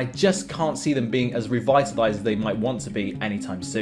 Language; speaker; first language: English; native; English